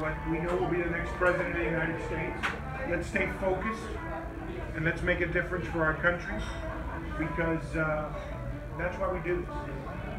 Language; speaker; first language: English; early bilingual, other home language; Spanish